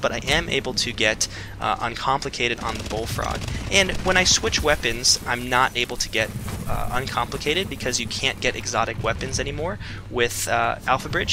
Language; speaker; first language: English; native; English